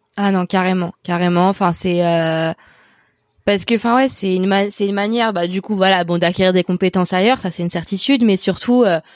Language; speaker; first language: French; native; French